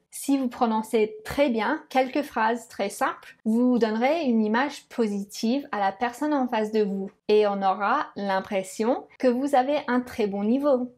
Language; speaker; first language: French; non-native, fluent; English